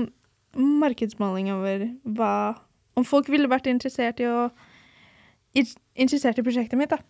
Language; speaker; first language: Norwegian; early bilingual, other home language; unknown